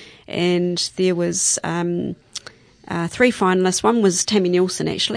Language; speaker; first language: English; native; English